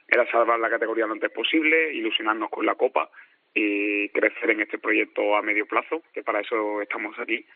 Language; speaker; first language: Spanish; native; Spanish